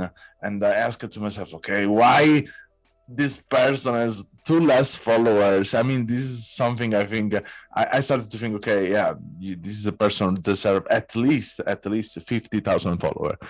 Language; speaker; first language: English; non-native, learner; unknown